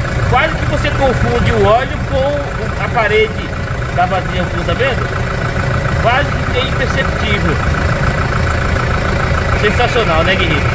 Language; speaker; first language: Portuguese; native; Portuguese